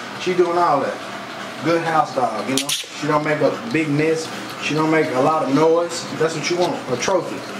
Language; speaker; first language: English; native; English